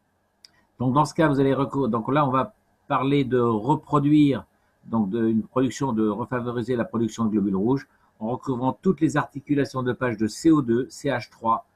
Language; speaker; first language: French; native; French